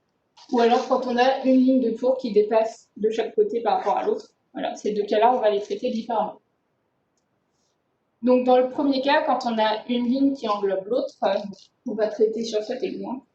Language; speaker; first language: French; native; French